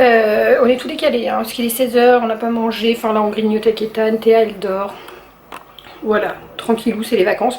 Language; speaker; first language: French; native; French